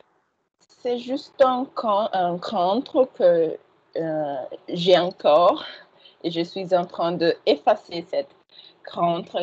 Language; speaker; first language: French; non-native, fluent; Portuguese